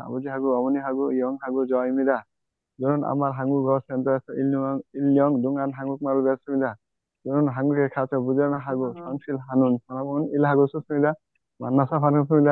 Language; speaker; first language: Korean; non-native, learner; Bangla